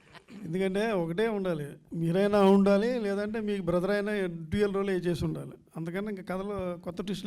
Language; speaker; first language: Telugu; native; Telugu